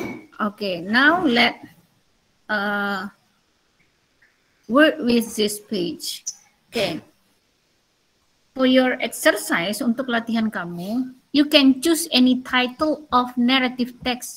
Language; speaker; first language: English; non-native, learner; Indonesian